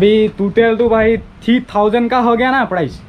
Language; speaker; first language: Hindi; non-native, local second language; Assamese